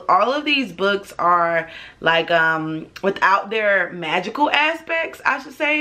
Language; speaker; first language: English; native; English